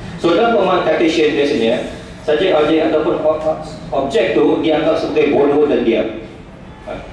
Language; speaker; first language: Malay; non-native, local second language; Central Dusun